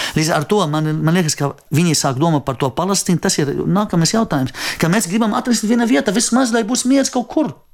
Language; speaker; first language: Latvian; non-native, fluent; Arabic